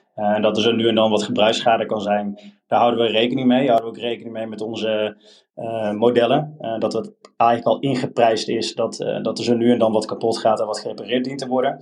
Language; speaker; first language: Dutch; native; Dutch